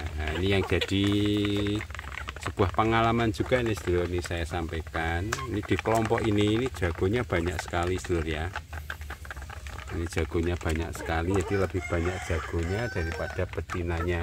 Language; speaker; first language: Indonesian; native; Indonesian